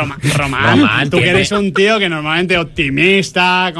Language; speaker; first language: Spanish; native; Spanish